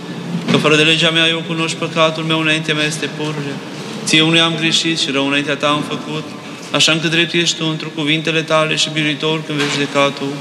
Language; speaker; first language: Romanian; native; Romanian